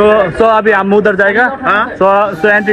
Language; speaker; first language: Hindi; non-native, learner; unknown